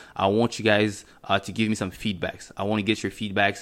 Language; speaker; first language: English; non-native, fluent; French